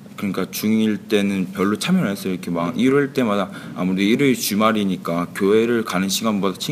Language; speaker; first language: Korean; early bilingual, heritage; Korean